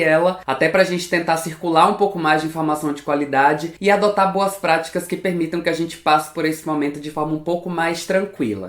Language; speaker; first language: Portuguese; native; Portuguese